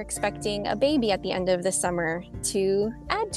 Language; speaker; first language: English; native; English